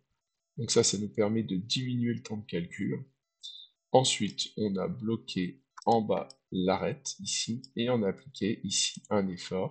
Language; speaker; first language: French; native; French